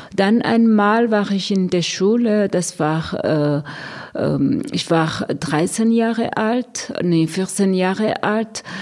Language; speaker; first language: German; non-native, fluent; Rundi